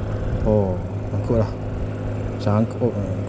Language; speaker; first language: Malay; native; Malay